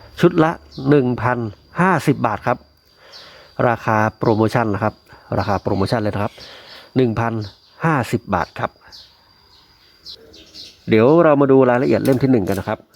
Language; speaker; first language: Thai; native; Thai